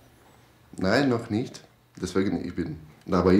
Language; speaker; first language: German; non-native, learner; Ukrainian